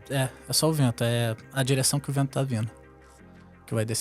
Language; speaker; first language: Portuguese; native; Portuguese